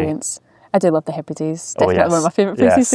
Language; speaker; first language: English; native; English